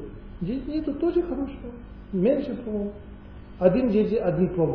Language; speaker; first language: Russian; non-native, learner; Tibetan